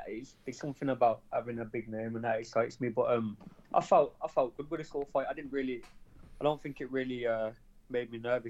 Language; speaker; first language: English; native; English